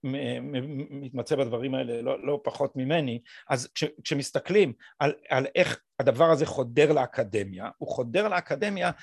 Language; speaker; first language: Hebrew; native; Hebrew